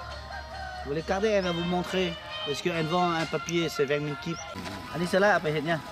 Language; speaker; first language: French; non-native, learner; Lao